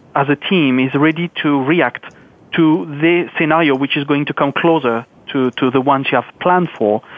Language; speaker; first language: English; non-native, fluent; French